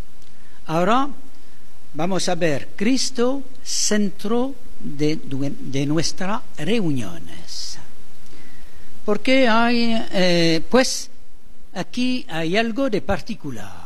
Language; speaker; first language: Spanish; non-native, fluent; French